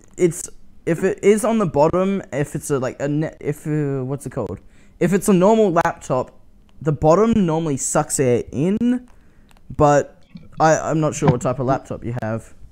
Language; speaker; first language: English; native; English